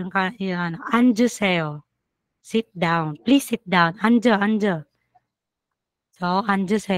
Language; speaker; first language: Korean; non-native, fluent; Filipino